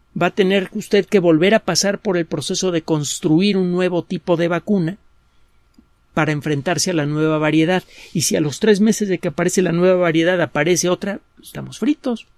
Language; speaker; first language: Spanish; native; Spanish